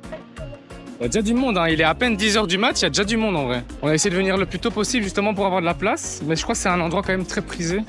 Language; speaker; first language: French; native; French